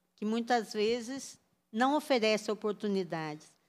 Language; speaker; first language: Portuguese; native; Portuguese